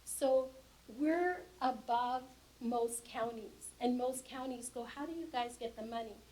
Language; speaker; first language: English; native; English